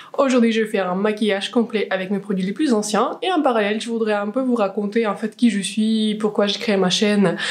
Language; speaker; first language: French; non-native, fluent; Russian